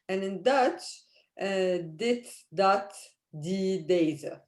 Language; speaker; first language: Dutch; non-native, fluent; Arabic